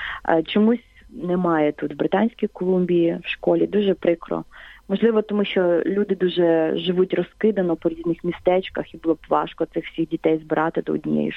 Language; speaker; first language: Ukrainian; native; Ukrainian